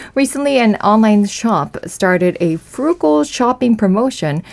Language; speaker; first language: English; non-native, fluent; Korean